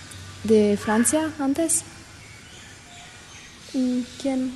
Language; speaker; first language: Spanish; non-native, learner; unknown